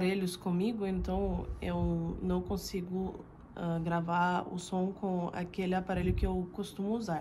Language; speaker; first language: Portuguese; non-native, fluent; Russian